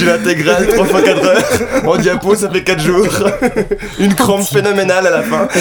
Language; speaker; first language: French; native; French